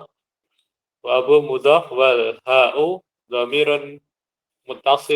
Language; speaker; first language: Arabic; non-native, learner; Indonesian